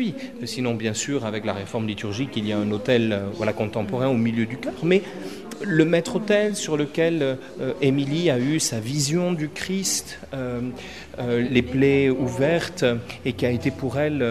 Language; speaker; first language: French; native; French